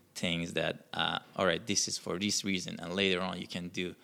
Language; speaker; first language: English; non-native, fluent; Persian